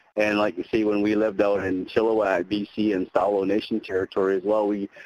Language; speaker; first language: English; native; English